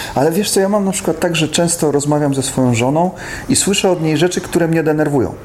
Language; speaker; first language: Polish; native; Polish